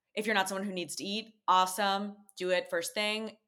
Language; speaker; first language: English; native; English